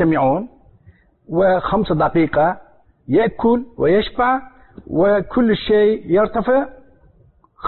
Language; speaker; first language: Arabic; non-native, learner; Turkish